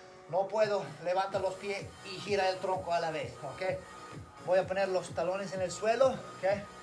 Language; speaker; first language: Spanish; non-native, learner; English